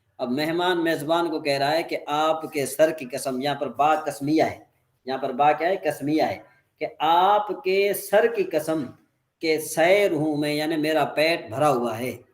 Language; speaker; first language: Urdu; non-native, local second language; Sindhi